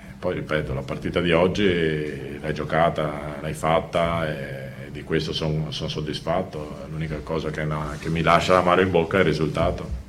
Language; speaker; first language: Italian; native; Italian